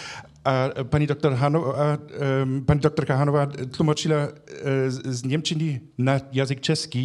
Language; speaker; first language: Czech; non-native, fluent; German